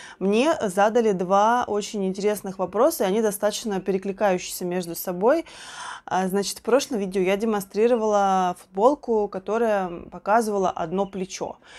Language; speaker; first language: Russian; native; Russian